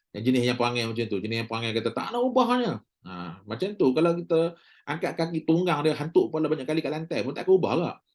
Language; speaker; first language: Malay; native; Malay